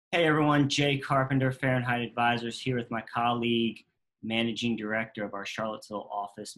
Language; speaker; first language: English; native; English